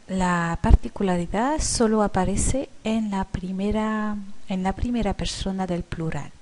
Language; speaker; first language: Spanish; non-native, fluent; French